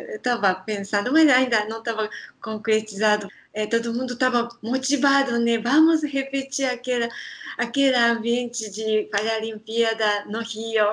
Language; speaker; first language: Portuguese; non-native, learner; Japanese